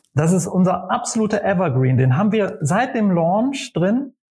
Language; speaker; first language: German; native; German